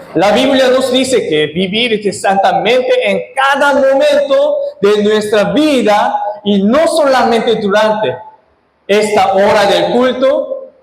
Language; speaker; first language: Spanish; non-native, fluent; Korean